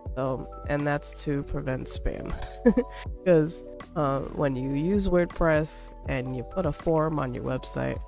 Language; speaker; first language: English; native; English